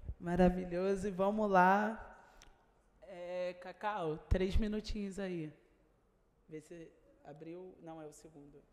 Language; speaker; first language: Portuguese; native; Portuguese